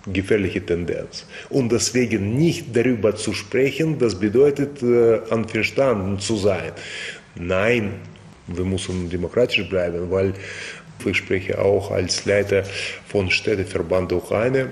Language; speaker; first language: German; non-native, fluent; Russian